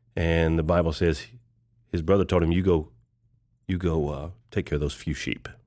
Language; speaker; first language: English; native; English